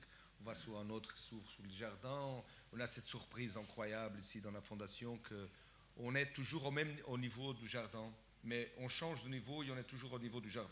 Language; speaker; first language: French; non-native, fluent; Portuguese